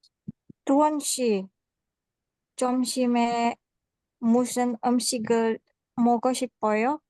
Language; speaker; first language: Korean; non-native, learner; Indonesian